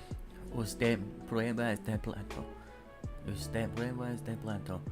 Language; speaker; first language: Spanish; non-native, learner; English